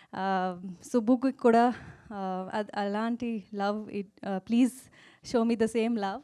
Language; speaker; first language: Telugu; non-native, fluent; Kannada